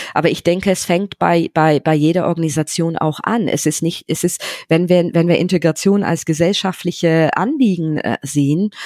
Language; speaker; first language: German; non-native, fluent; English